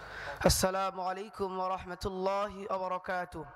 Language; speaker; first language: Arabic; non-native, learner; Bangla